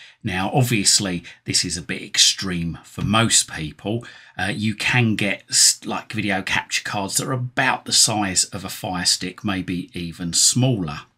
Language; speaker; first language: English; native; English